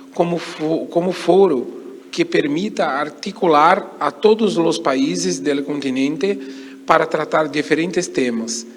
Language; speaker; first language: Portuguese; native; Portuguese